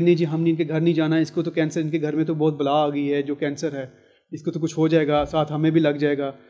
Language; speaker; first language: Urdu; native; Urdu